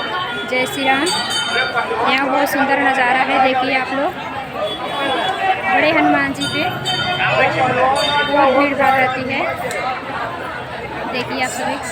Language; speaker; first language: Hindi; non-native, local second language; Awadhi